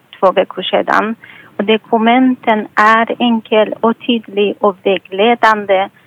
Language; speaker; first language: Swedish; non-native, fluent; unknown